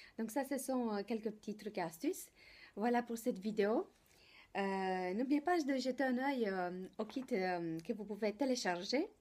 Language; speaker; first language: French; non-native, fluent; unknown